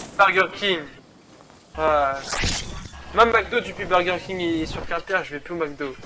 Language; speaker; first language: French; native; French